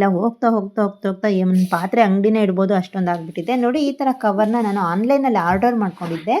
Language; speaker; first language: Kannada; native; Kannada